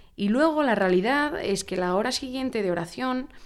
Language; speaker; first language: Spanish; native; Spanish